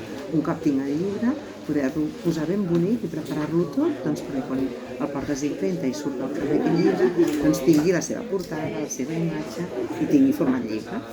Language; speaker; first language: Catalan; native; Catalan